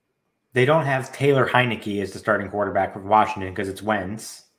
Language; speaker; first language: English; native; English